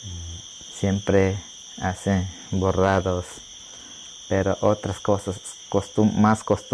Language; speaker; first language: Spanish; non-native, local second language; Shipibo-Conibo